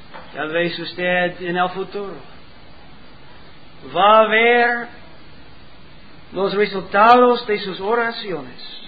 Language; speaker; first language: Spanish; non-native, learner; English